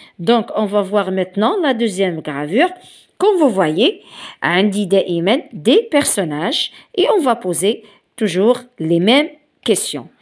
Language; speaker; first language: French; non-native, local second language; Arabic